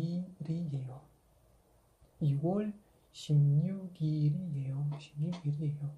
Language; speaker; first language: Korean; non-native, fluent; Kazakh